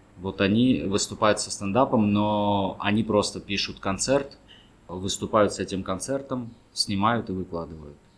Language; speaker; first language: Russian; early bilingual, other home language; Armenian